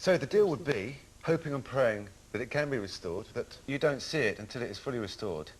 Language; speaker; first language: English; native; English